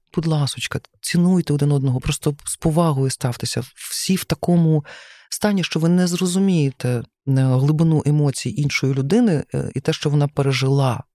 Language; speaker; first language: Ukrainian; native; Ukrainian